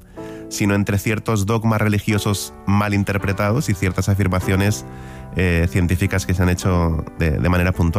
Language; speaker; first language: Spanish; native; Spanish